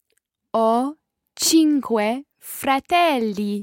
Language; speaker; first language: Italian; non-native, learner; English